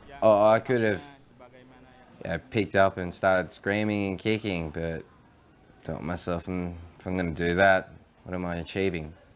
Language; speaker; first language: English; native; English